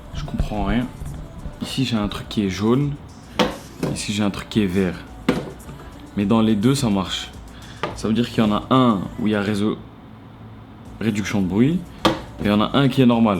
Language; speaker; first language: French; native; French